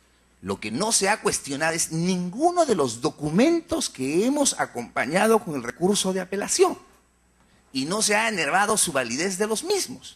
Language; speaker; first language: Spanish; native; Spanish